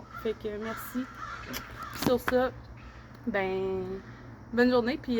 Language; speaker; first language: French; native; French